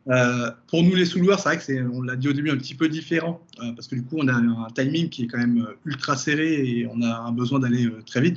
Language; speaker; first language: French; native; French